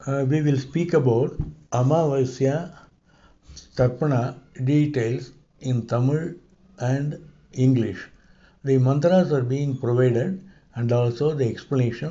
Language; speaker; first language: English; non-native, local second language; Tamil